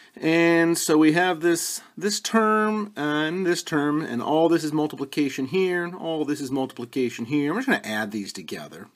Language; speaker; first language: English; native; English